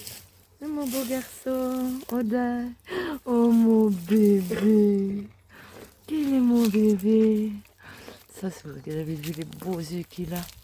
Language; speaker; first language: French; native; French